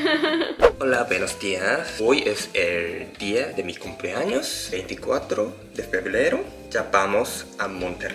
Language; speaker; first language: Spanish; non-native, learner; Japanese